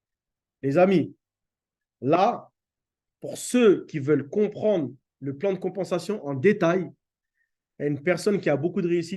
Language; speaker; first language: French; native; French